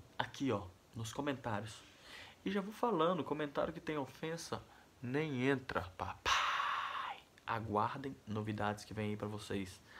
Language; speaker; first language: Portuguese; native; Portuguese